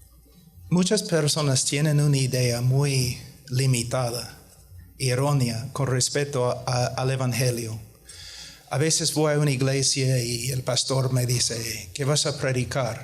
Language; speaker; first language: Spanish; non-native, fluent; English